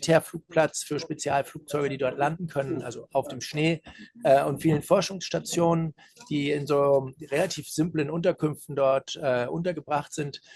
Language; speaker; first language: German; native; German